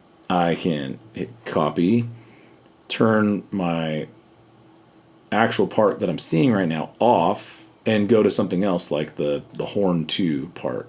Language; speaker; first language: English; native; English